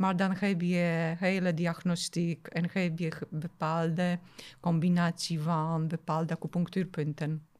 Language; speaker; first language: Dutch; non-native, fluent; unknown